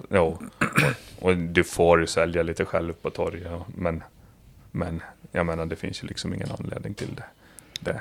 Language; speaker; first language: Swedish; native; Swedish